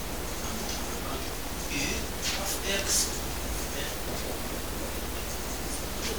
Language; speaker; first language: Swedish; non-native, fluent; Russian